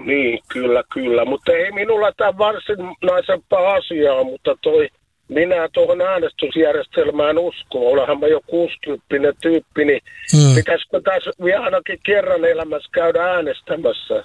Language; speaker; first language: Finnish; native; Finnish